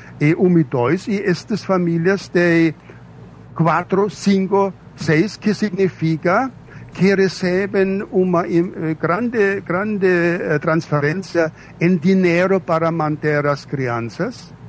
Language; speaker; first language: Portuguese; non-native, fluent; German